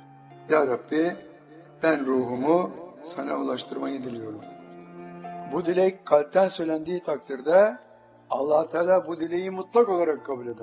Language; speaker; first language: Turkish; native; Turkish